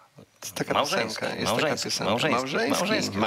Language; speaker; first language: Polish; native; Polish